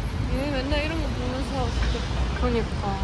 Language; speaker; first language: Korean; native; Korean